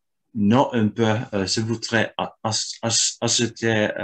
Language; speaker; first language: French; non-native, learner; Finnish